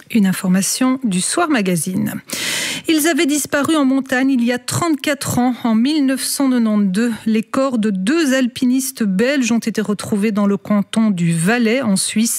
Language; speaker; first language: French; native; French